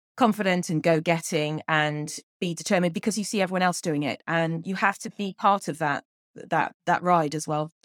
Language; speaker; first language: English; native; English